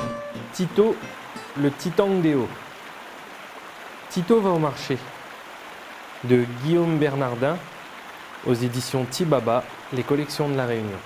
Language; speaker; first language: French; native; French